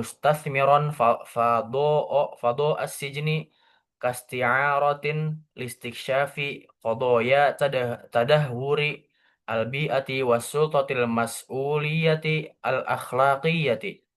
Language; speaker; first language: Arabic; non-native, learner; Indonesian